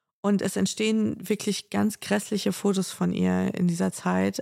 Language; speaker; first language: German; native; German